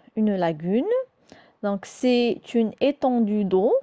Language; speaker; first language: French; non-native, local second language; Arabic